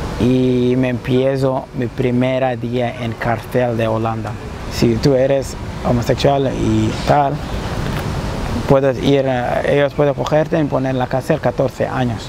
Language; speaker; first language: Spanish; non-native, learner; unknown